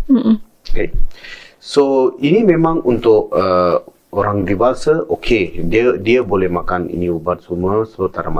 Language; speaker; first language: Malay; non-native, local second language; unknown